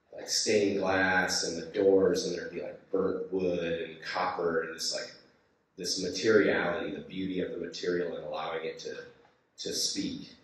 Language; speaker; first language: English; native; English